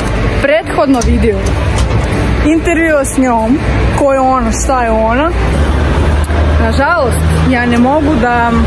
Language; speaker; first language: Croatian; non-native, fluent; Russian